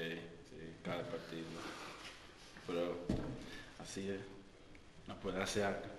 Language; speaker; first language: Spanish; non-native, learner; English